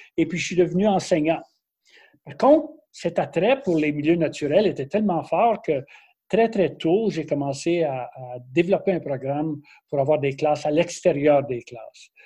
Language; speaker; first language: French; native; French